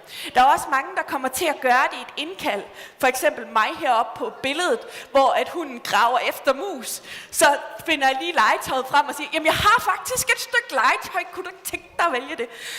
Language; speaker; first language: Danish; native; Danish